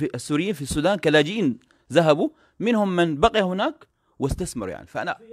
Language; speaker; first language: Arabic; non-native, fluent; Afar